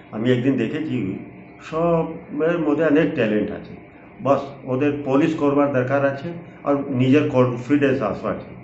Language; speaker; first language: Bangla; non-native, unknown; Hindi